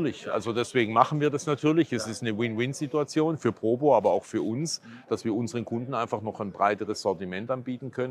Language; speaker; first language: German; native; German